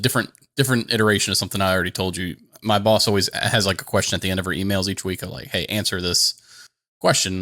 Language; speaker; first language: English; native; English